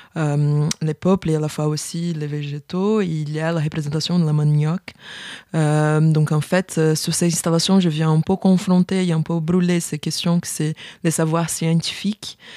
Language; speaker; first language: French; non-native, fluent; Portuguese